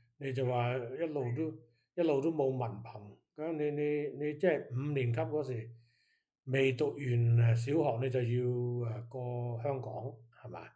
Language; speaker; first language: Cantonese; early bilingual, heritage; Cantonese